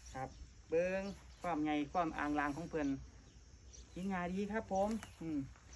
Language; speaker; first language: Thai; native; Thai